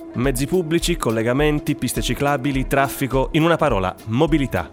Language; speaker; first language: Italian; native; Italian